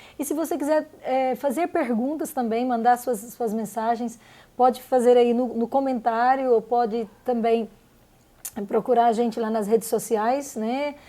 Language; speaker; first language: Portuguese; native; Portuguese